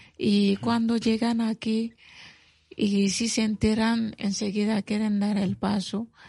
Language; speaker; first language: Spanish; non-native, fluent; Bambara